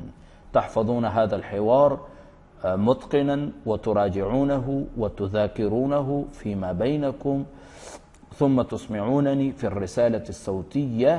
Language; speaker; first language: Arabic; non-native, fluent; Urdu